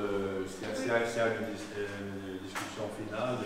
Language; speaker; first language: French; non-native, local second language; Italian